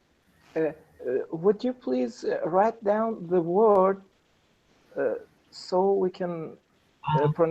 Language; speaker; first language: English; non-native, learner; Persian